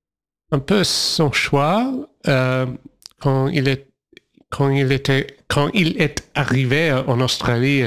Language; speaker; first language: French; non-native, fluent; English